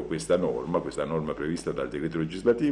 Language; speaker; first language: Italian; native; Italian